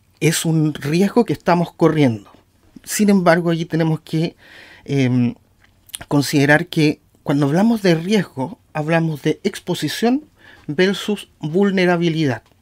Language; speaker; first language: Spanish; native; Spanish